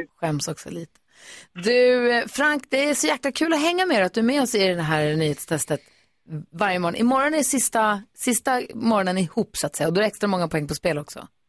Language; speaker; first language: Swedish; native; Swedish